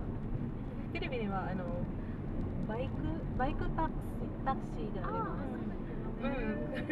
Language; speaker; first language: Japanese; non-native, learner; Filipino